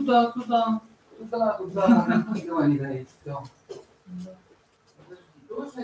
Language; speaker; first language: Russian; native; Russian